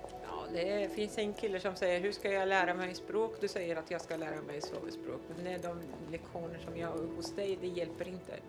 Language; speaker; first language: Swedish; non-native, fluent; Arabic